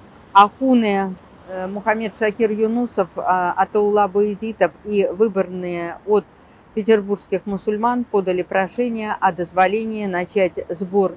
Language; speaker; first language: Russian; native; Russian